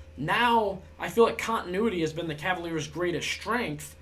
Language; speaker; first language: English; native; English